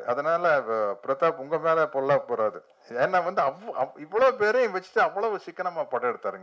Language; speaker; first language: Tamil; native; Tamil